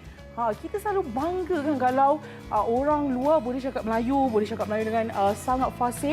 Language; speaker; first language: Malay; native; Malay